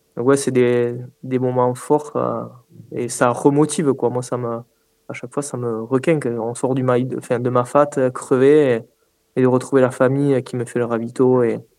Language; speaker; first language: French; native; French